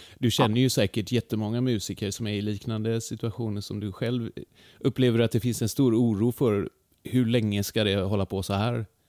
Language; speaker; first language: Swedish; native; Swedish